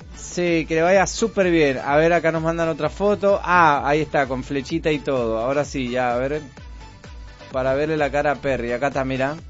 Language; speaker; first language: Spanish; native; Spanish